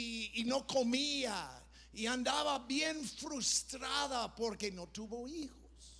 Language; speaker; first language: Spanish; non-native, fluent; English